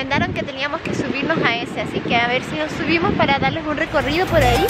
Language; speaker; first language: Spanish; native; Spanish